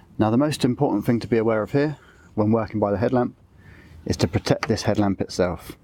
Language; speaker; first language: English; native; English